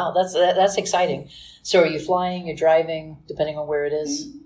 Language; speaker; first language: English; native; English